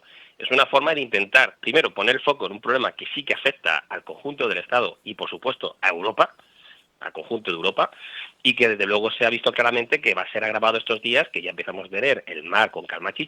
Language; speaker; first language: Spanish; native; Spanish